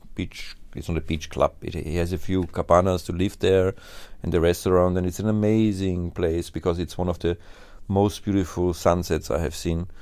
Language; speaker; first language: English; non-native, fluent; German